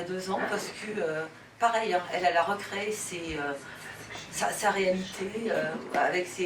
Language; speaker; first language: French; native; French